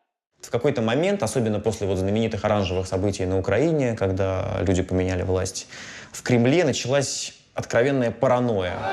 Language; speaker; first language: Russian; native; Russian